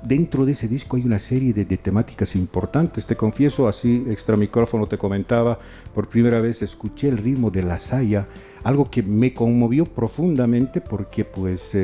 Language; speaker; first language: Spanish; native; Spanish